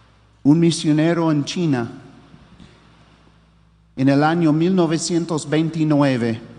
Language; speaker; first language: Spanish; non-native, fluent; English